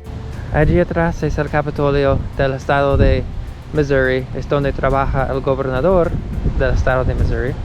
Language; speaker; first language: Spanish; non-native, fluent; English